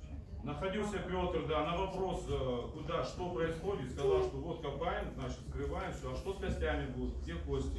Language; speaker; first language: Russian; native; Russian